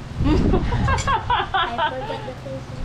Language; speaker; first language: English; non-native, learner; Korean